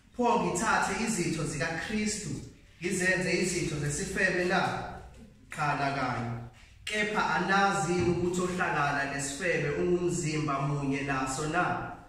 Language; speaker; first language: Zulu; non-native, local second language; Xhosa